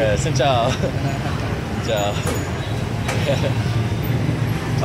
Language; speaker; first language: Vietnamese; non-native, learner; English